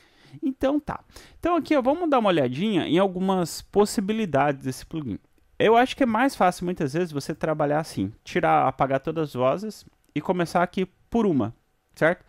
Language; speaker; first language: Portuguese; native; Portuguese